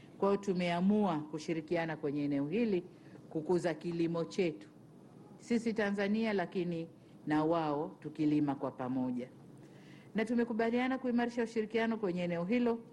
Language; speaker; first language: Swahili; native; Swahili